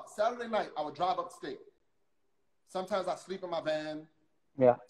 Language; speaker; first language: English; native; English